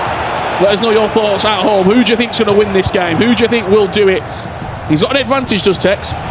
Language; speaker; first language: English; native; English